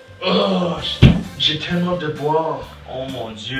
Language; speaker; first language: French; non-native, fluent; English